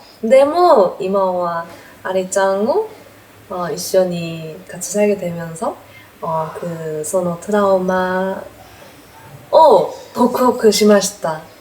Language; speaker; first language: Japanese; non-native, learner; Korean